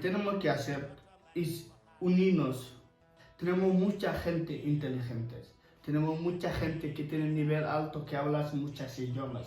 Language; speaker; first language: Spanish; non-native, learner; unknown